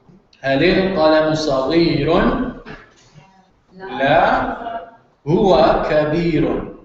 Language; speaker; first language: Arabic; non-native, fluent; English